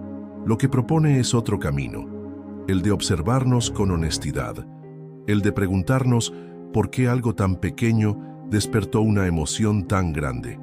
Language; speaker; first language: Spanish; native; Spanish